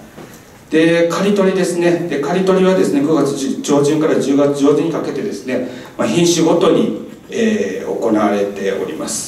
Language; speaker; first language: Japanese; native; Japanese